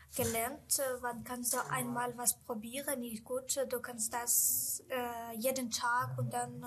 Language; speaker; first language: German; non-native, learner; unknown